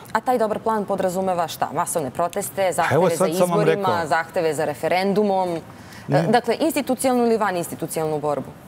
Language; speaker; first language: Bosnian; native; Bosnian